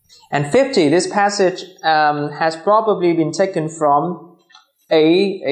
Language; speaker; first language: English; non-native, fluent; Vietnamese